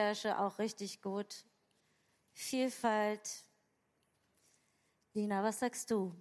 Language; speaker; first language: German; native; German